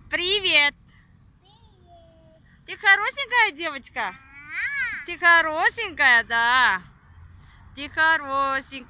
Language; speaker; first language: Russian; non-native, local second language; Tajik